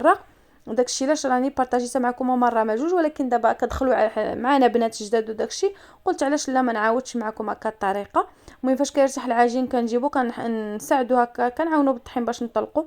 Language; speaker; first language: Arabic; native; Arabic